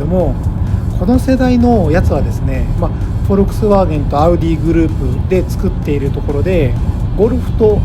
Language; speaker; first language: Japanese; native; Japanese